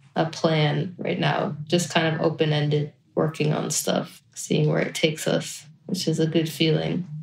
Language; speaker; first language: English; native; English